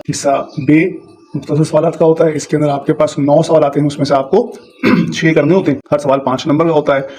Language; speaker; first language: Urdu; native; Urdu